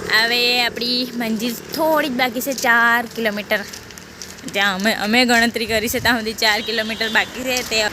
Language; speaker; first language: Gujarati; non-native, local second language; Kukna